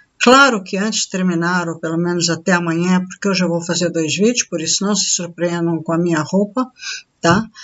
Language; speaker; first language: Portuguese; native; Portuguese